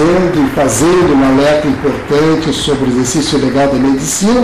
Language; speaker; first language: Portuguese; native; Portuguese